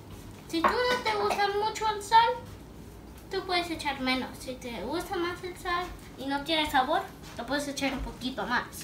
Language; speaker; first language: Spanish; early bilingual, heritage; Spanish